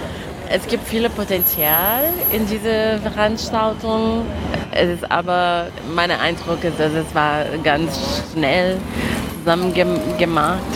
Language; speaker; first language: German; non-native, fluent; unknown